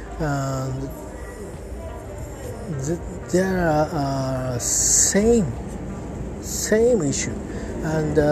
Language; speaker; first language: English; non-native, learner; Japanese